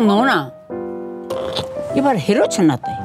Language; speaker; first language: Korean; native; Korean